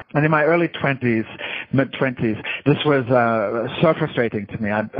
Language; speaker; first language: English; native; English